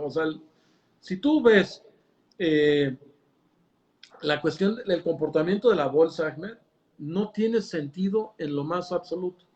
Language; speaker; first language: Spanish; native; Spanish